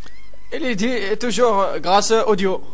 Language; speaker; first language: French; non-native, local second language; Arabic